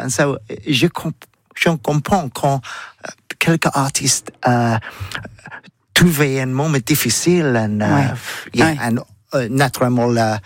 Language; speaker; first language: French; non-native, learner; English